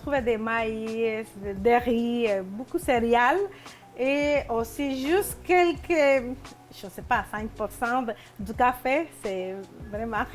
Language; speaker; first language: French; non-native, fluent; Spanish